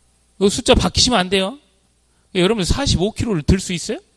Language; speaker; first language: Korean; native; Korean